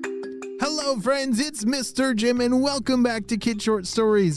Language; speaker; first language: English; native; English